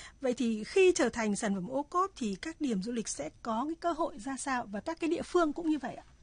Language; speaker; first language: Vietnamese; native; Vietnamese